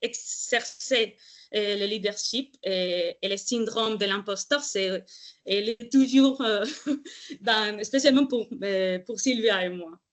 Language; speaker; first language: French; non-native, fluent; Spanish